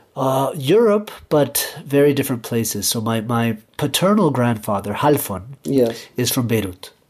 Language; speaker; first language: English; early bilingual, other home language; Spanish